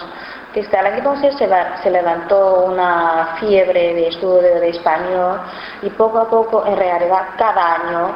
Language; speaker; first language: Spanish; non-native, fluent; Chinese